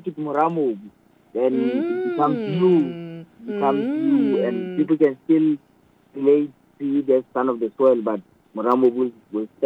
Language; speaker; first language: English; non-native, local second language; Southern Sotho